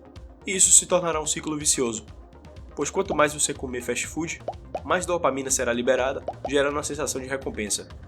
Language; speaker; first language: Portuguese; native; Portuguese